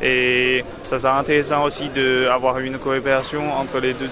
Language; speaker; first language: French; non-native, fluent; Chinese